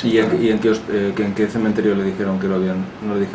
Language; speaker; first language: Spanish; native; Spanish